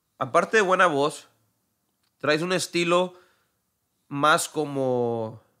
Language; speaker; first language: Spanish; early bilingual, heritage; Spanish